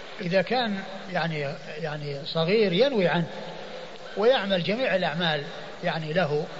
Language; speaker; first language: Arabic; native; Arabic